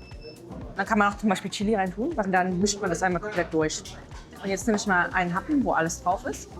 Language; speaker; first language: German; native; German